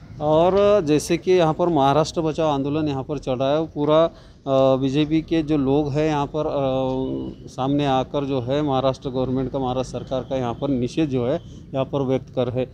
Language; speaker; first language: Hindi; non-native, local second language; Marathi